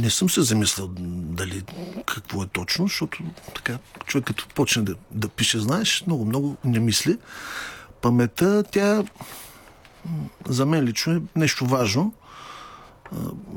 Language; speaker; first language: Bulgarian; native; Bulgarian